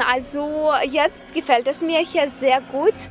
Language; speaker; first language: German; non-native, learner; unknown